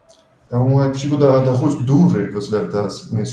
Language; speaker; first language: Portuguese; native; Portuguese